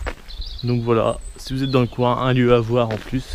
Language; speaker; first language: French; native; French